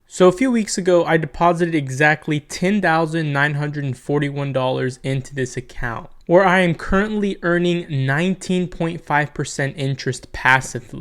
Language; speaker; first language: English; native; English